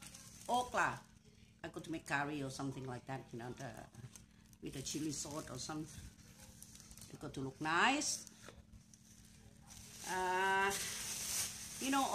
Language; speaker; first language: English; non-native, learner; Thai